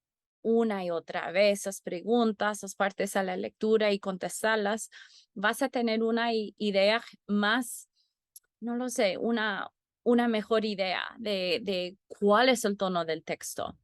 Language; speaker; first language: Spanish; non-native, fluent; English